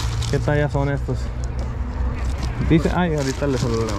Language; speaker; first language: Spanish; early bilingual, heritage; Spanish